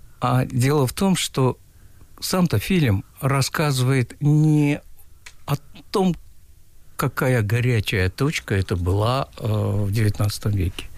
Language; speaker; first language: Russian; non-native, local second language; Uzbek